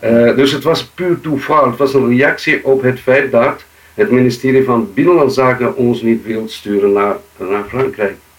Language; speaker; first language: Dutch; non-native, fluent; Riffian